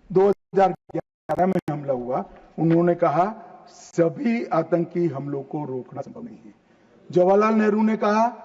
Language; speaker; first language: Hindi; native; Hindi